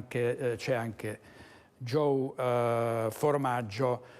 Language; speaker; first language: Italian; native; Italian